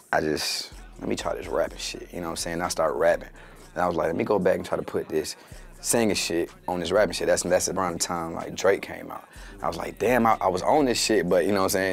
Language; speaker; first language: English; native; English